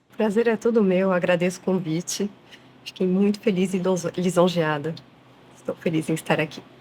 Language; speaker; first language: Portuguese; non-native, fluent; French